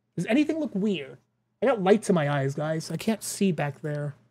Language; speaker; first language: English; native; English